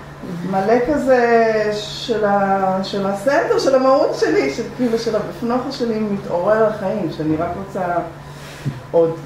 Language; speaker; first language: Hebrew; native; Hebrew